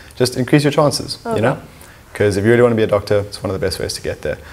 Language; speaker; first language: English; native; English